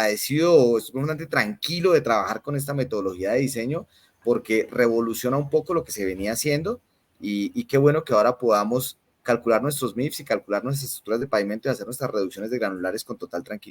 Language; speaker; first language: Spanish; native; Spanish